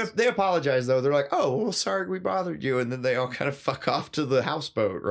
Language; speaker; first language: English; native; English